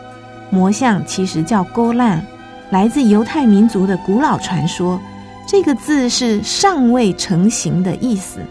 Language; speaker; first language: Chinese; native; Chinese